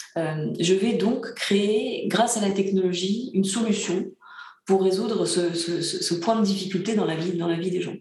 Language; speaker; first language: French; early bilingual, other home language; Bulgarian